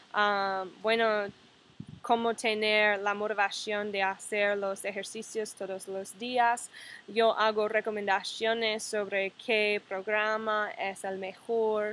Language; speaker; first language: Spanish; non-native, fluent; English